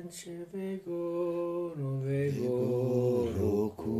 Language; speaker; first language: Polish; non-native, learner; French